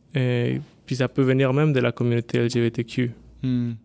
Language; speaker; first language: French; non-native, fluent; Spanish